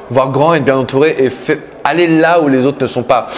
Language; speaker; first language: French; native; French